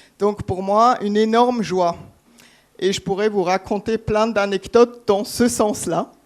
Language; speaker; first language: French; non-native, fluent; German